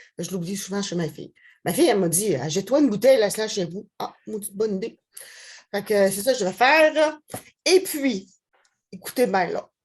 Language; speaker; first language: French; native; French